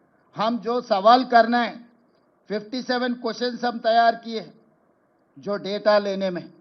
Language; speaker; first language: Hindi; non-native, local second language; Telugu